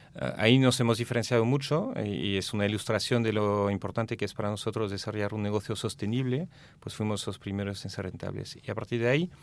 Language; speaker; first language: Spanish; non-native, fluent; French